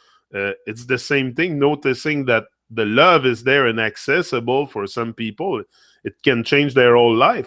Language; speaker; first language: English; non-native, fluent; French